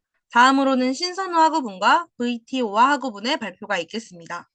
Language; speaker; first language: Korean; native; Korean